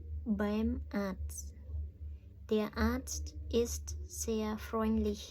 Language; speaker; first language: German; non-native, learner; Khmer